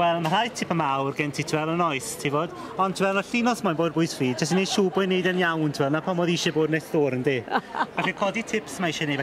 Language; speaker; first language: Welsh; native; Welsh